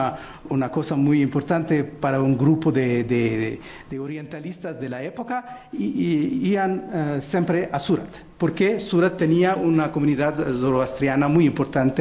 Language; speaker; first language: Spanish; non-native, fluent; Portuguese